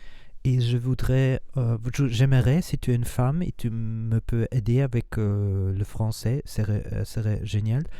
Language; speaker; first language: French; non-native, learner; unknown